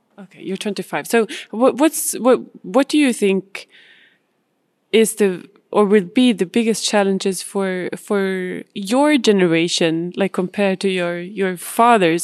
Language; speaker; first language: English; non-native, fluent; Swedish